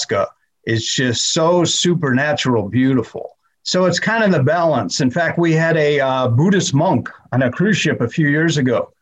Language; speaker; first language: English; native; English